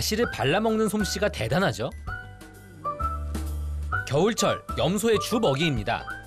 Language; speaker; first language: Korean; native; Korean